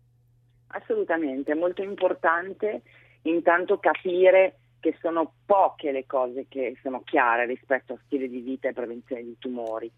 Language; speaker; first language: Italian; native; Italian